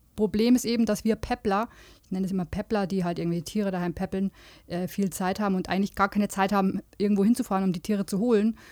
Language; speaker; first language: German; native; German